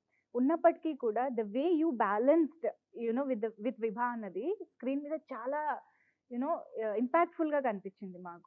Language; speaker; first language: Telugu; native; Telugu